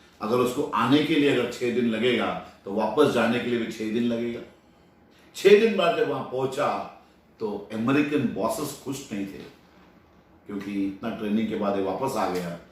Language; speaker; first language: Hindi; non-native, local second language; Marathi